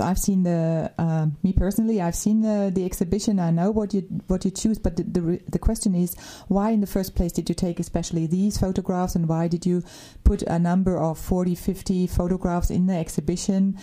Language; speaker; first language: English; non-native, fluent; German